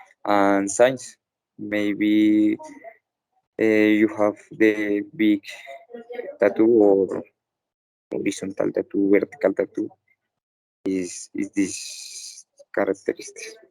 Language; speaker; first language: English; non-native, learner; Spanish